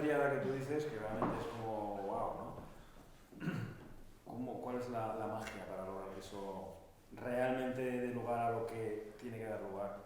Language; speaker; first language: Spanish; native; Spanish